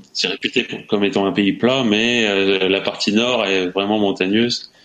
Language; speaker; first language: French; native; French